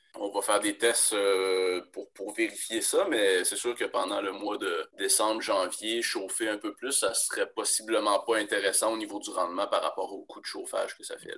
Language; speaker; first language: French; native; French